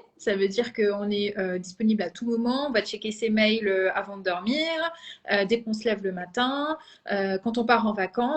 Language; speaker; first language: French; native; French